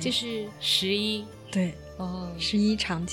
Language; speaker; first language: Chinese; non-native, learner; Japanese